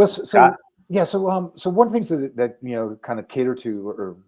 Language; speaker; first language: English; native; English